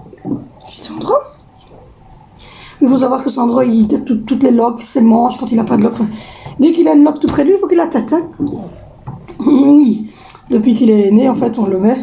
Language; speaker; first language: French; native; French